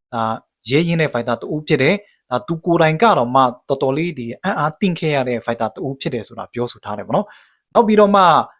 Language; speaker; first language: Burmese; native; Burmese